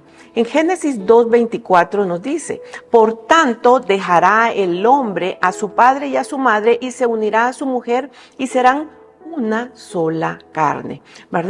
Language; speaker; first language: Spanish; native; Spanish